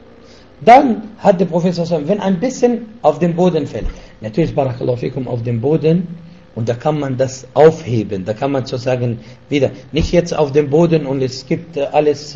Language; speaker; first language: German; non-native, fluent; Arabic